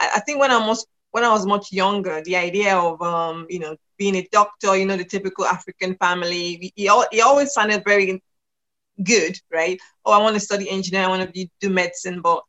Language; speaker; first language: English; non-native, local second language; Yoruba